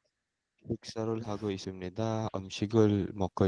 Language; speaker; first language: Korean; non-native, learner; Filipino